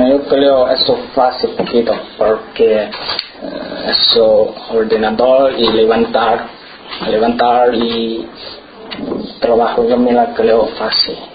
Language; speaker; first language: Spanish; non-native, learner; Chinese